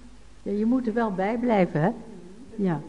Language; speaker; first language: Dutch; native; Dutch